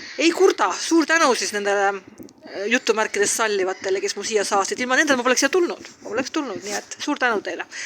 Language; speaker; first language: Estonian; native; Estonian